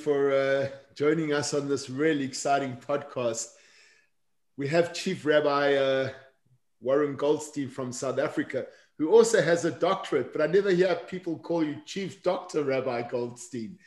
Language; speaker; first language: English; native; English